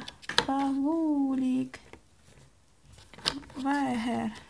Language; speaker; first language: Swedish; non-native, learner; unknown